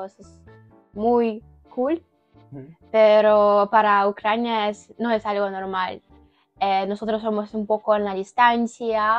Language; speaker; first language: Spanish; non-native, learner; Ukrainian